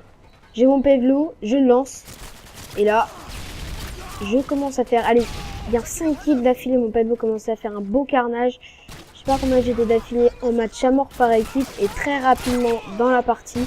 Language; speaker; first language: French; native; French